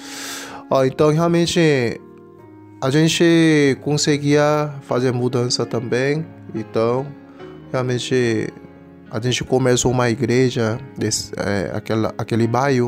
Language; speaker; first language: Portuguese; non-native, fluent; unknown